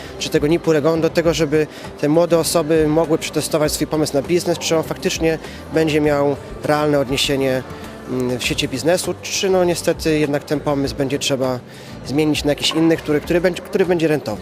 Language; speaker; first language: Polish; native; Polish